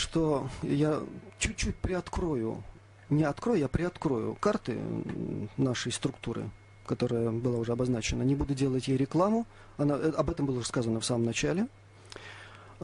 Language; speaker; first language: Russian; native; Russian